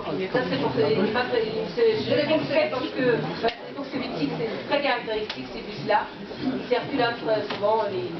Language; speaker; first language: French; non-native, fluent; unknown